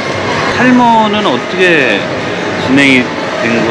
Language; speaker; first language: Korean; native; Korean